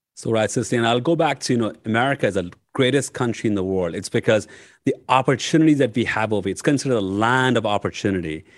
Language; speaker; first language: English; non-native, local second language; Hindi